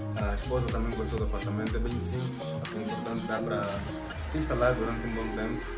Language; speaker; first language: Portuguese; native; Portuguese